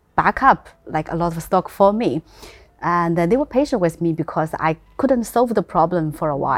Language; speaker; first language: English; non-native, fluent; Chinese